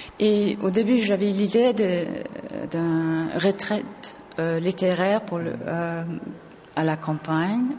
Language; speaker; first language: French; non-native, fluent; English